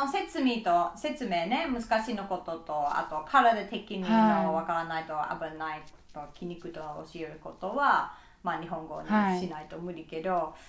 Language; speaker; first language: Japanese; non-native, learner; English